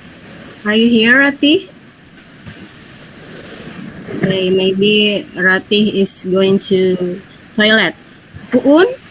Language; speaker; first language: English; non-native, fluent; Indonesian